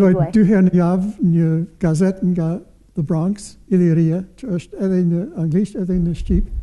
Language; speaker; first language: Albanian; non-native, learner; English